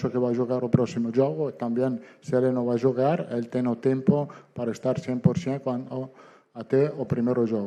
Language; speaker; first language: Portuguese; non-native, learner; Italian